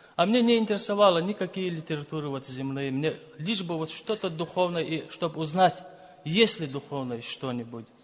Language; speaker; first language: Russian; non-native, local second language; Lezghian